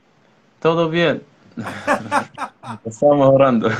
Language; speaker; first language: Spanish; non-native, learner; Arabic